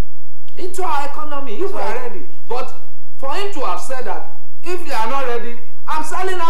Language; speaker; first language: English; non-native, local second language; Yoruba